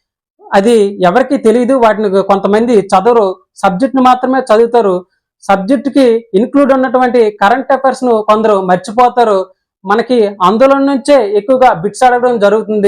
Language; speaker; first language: Telugu; native; Telugu